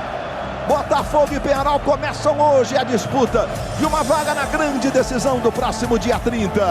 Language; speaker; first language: Portuguese; native; Portuguese